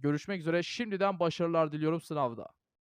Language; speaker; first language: Turkish; native; Turkish